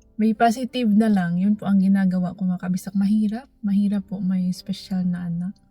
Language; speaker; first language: Filipino; non-native, local second language; Cebuano